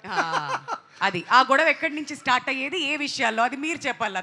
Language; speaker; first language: Telugu; native; Telugu